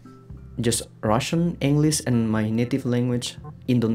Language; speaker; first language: English; non-native, learner; Indonesian